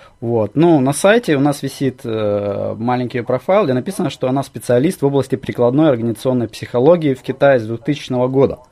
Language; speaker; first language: Russian; native; Russian